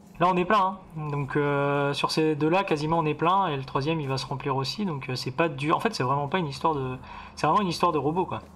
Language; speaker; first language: French; native; French